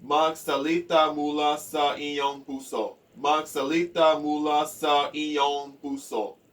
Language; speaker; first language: Filipino; non-native, learner; English